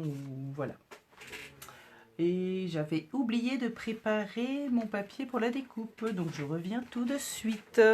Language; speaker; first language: French; native; French